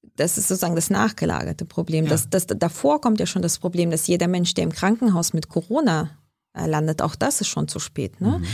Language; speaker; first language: German; early bilingual, other home language; Russian